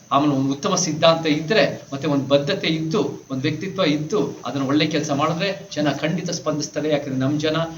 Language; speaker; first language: Kannada; early bilingual, heritage; Kannada